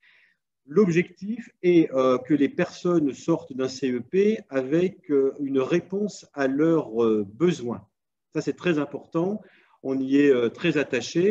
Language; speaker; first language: French; native; French